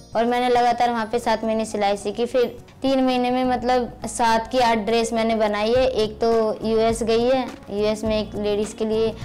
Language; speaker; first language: Hindi; native; Hindi